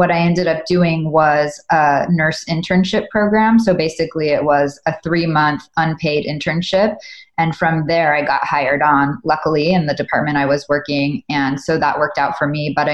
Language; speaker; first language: English; native; English